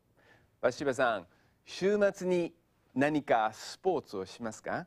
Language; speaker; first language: Japanese; non-native, fluent; English